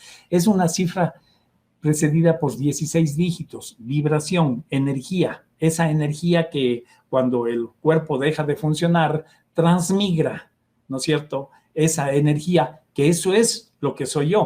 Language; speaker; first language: Spanish; native; Spanish